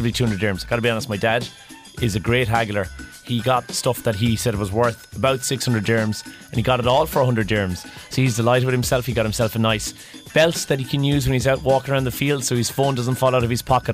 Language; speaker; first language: English; native; English